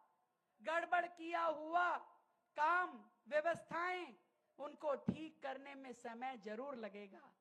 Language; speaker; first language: Hindi; native; Hindi